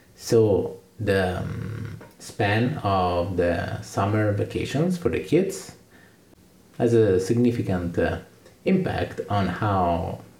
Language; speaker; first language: English; non-native, fluent; Italian